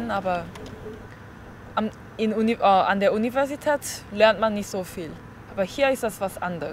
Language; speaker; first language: German; non-native, fluent; Korean